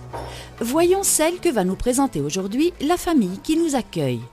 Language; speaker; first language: French; native; French